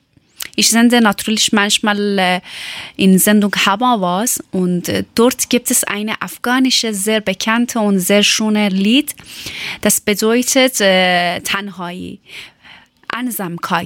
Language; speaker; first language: German; non-native, learner; Persian